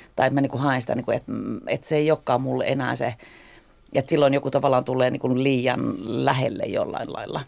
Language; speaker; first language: Finnish; native; Finnish